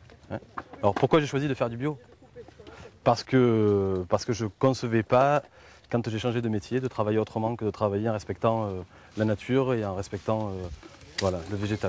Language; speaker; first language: French; native; French